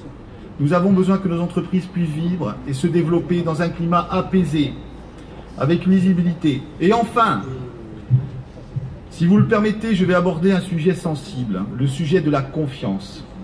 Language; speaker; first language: French; native; French